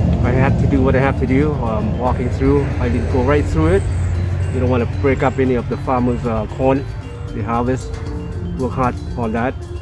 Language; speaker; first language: English; non-native, fluent; Lao